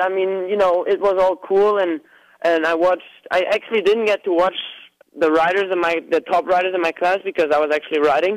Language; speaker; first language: English; non-native, fluent; German